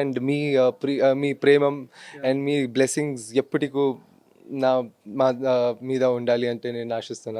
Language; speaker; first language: Telugu; non-native, local second language; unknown